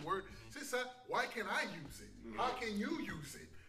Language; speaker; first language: English; early bilingual, other home language; French